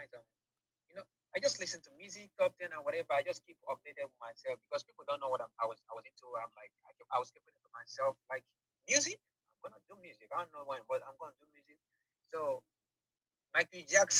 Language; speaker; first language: English; non-native, local second language; Igbo